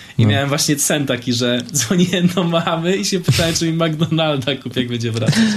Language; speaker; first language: Polish; native; Polish